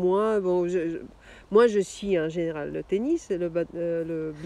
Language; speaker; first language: French; non-native, fluent; Russian